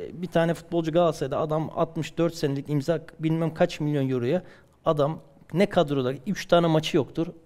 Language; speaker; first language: Turkish; early bilingual, heritage; Turkish